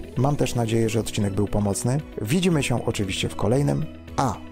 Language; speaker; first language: Polish; native; Polish